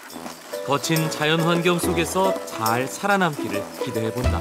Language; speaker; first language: Korean; native; Korean